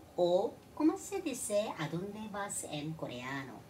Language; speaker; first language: Spanish; non-native, learner; Korean